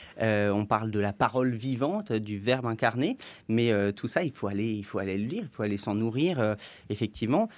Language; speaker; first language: French; native; French